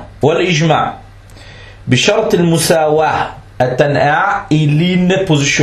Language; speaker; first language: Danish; early bilingual, other home language; Arabic